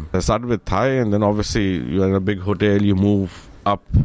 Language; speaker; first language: English; non-native, local second language; Hindi